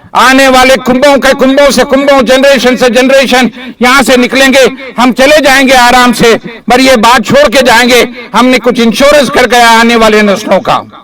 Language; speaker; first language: Urdu; native; Urdu